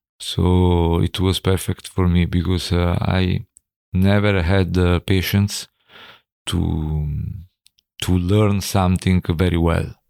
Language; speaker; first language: English; non-native, fluent; Italian